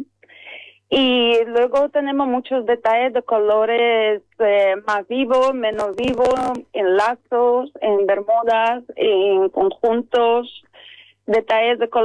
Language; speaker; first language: Spanish; non-native, fluent; Estonian